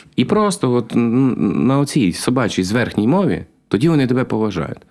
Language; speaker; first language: Ukrainian; native; Ukrainian